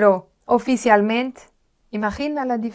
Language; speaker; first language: Spanish; non-native, learner; French